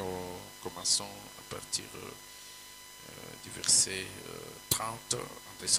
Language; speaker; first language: French; non-native, local second language; Swahili